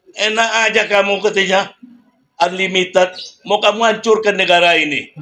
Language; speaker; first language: Indonesian; non-native, local second language; Minangkabau